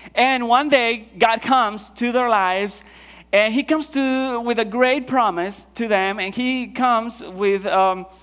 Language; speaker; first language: English; non-native, fluent; Spanish